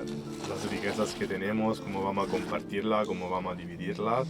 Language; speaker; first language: Spanish; non-native, fluent; Italian